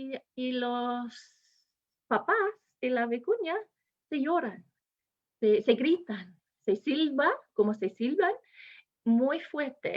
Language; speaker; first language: Spanish; non-native, fluent; English